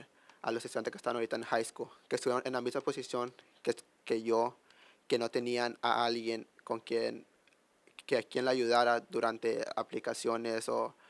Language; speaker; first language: Spanish; early bilingual, heritage; Spanish